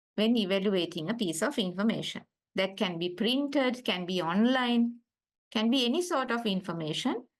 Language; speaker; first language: English; non-native, local second language; Sinhala